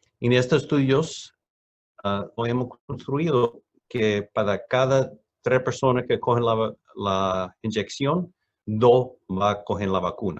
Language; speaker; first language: Spanish; non-native, fluent; English